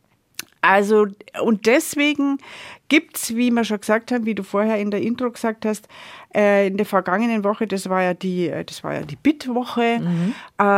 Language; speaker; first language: German; native; German